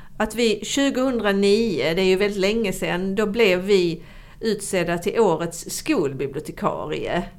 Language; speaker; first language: Swedish; native; Swedish